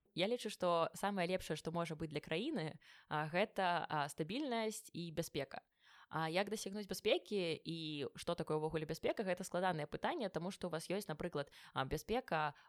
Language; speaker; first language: Belarusian; non-native, local second language; Russian